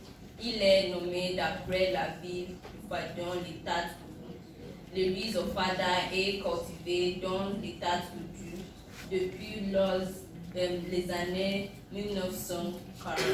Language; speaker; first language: French; non-native, learner; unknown